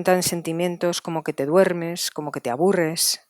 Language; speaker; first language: Spanish; native; Spanish